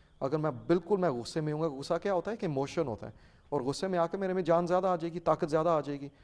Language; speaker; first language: Urdu; non-native, local second language; Punjabi